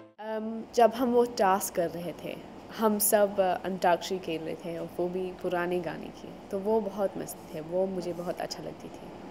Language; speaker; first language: Hindi; non-native, learner; English